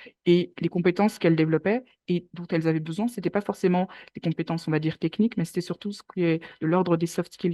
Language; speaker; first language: French; native; French